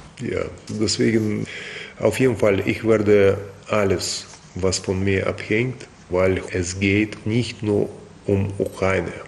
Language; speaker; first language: German; non-native, fluent; Russian